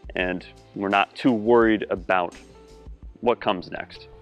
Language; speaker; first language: English; native; English